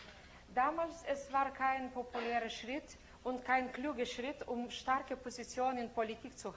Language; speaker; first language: German; non-native, fluent; Lithuanian